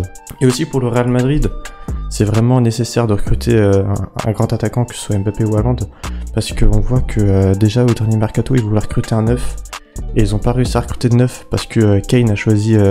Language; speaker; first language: French; native; French